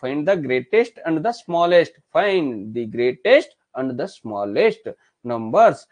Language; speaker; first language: English; non-native, local second language; Kannada